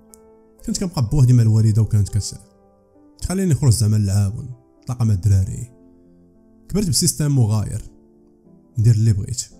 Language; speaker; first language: Arabic; native; Arabic